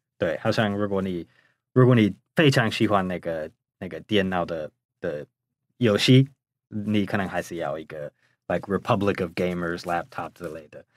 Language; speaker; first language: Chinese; non-native, fluent; English